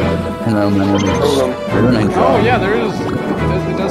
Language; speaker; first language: English; native; English